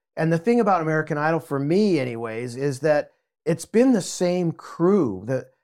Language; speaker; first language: English; native; English